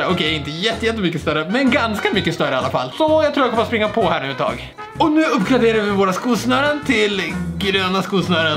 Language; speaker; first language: Swedish; native; Swedish